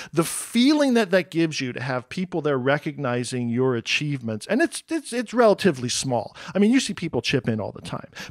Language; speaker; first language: English; native; English